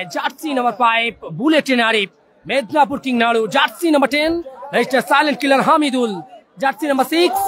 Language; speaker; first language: Hindi; non-native, local second language; Bangla